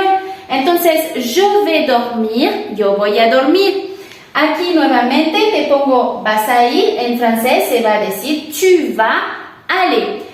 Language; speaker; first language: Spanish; non-native, fluent; French